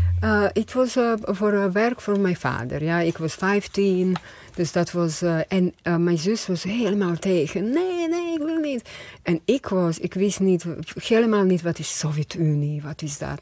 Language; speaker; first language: Dutch; non-native, fluent; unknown